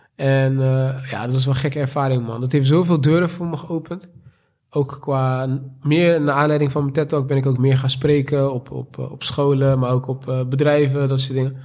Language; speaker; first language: Dutch; native; Dutch